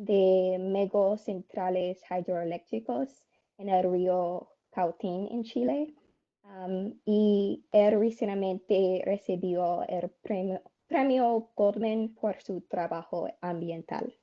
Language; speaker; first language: Spanish; non-native, learner; English